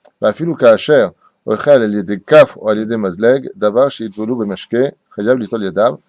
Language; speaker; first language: Hebrew; non-native, fluent; French